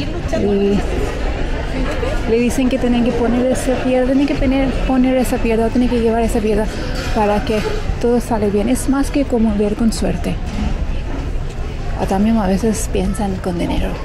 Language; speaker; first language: Spanish; non-native, learner; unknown